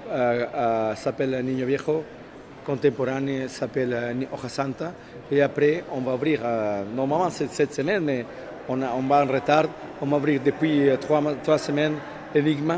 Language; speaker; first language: French; non-native, fluent; Spanish